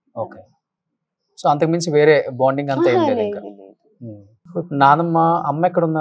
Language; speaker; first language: Telugu; native; Telugu